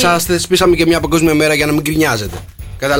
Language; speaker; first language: Greek; native; Greek